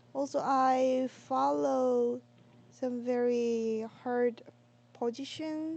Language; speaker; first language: English; non-native, learner; Korean